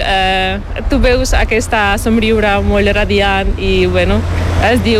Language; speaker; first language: Catalan; non-native, learner; Ukrainian